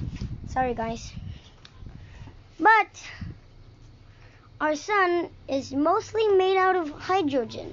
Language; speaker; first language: English; non-native, local second language; Filipino